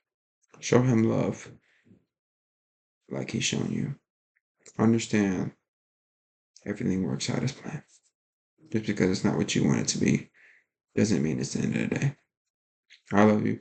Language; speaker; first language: English; native; English